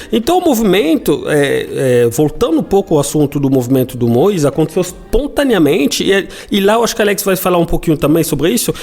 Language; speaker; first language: Portuguese; non-native, fluent; Lingala